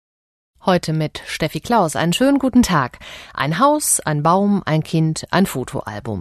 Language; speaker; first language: German; native; German